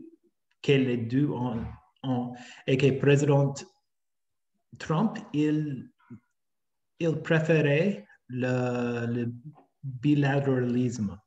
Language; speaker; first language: French; non-native, fluent; English